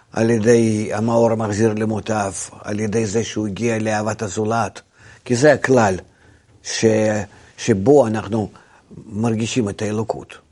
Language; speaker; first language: Hebrew; non-native, fluent; Russian